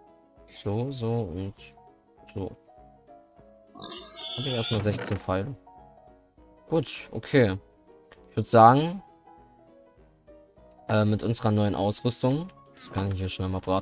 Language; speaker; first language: German; native; German